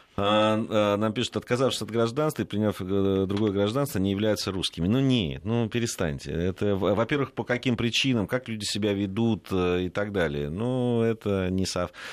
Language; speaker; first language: Russian; native; Russian